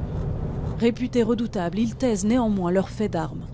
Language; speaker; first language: French; native; French